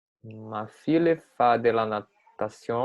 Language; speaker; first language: French; non-native, learner; Portuguese